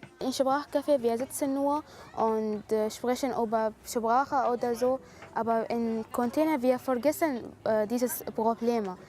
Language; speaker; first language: German; non-native, learner; Arabic